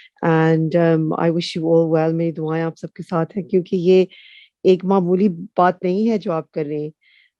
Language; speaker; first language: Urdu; non-native, fluent; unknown